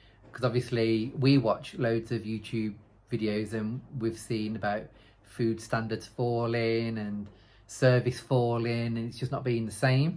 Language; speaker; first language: English; native; English